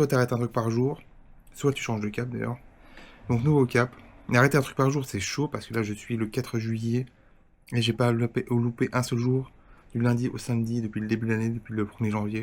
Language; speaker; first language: French; native; French